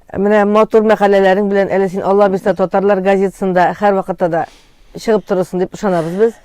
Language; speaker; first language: Tatar; native; Tatar